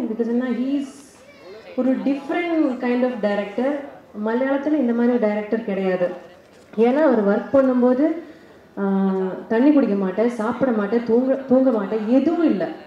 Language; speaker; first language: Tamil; non-native, learner; Malayalam